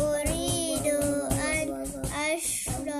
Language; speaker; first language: Arabic; non-native, learner; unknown